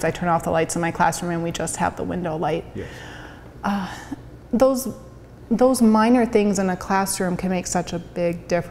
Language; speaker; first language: English; native; English